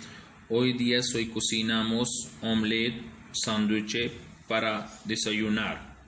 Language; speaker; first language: Spanish; non-native, learner; Urdu